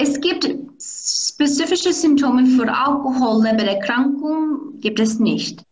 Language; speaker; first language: German; non-native, fluent; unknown